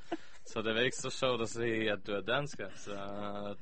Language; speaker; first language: Danish; early bilingual, heritage; Hebrew